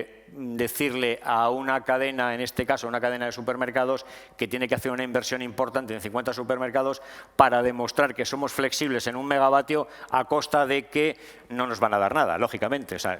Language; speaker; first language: Spanish; native; Spanish